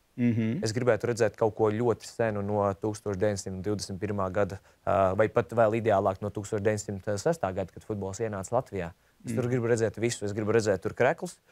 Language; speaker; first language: Latvian; native; Latvian